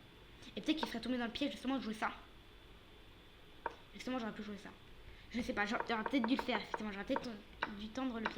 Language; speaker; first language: French; native; French